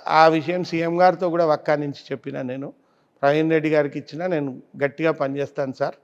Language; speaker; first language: Telugu; native; Telugu